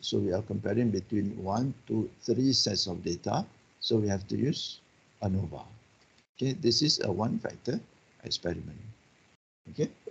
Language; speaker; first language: English; non-native, local second language; Malay